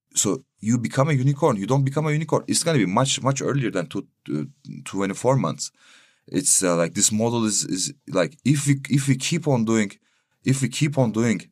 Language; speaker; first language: English; non-native, fluent; Turkish